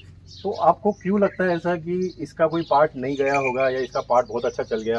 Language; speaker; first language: Hindi; non-native, local second language; Marathi